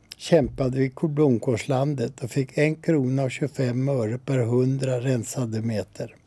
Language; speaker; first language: Swedish; native; Swedish